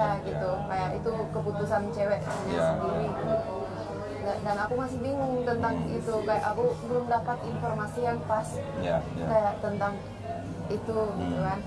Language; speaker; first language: Indonesian; non-native, fluent; Finnish